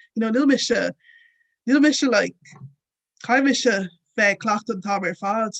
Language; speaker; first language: Irish; non-native, local second language; Yoruba